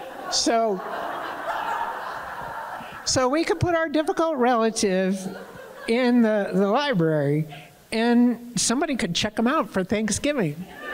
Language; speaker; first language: English; native; English